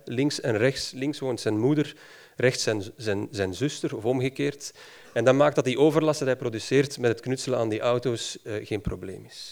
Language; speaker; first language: Dutch; native; Dutch